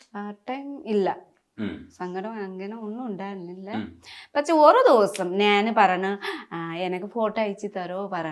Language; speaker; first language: Malayalam; non-native, fluent; Nepali